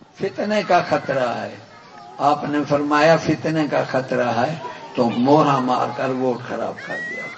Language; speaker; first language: Urdu; non-native, local second language; Punjabi